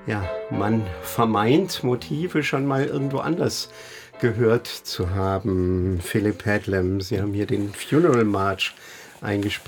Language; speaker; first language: German; native; German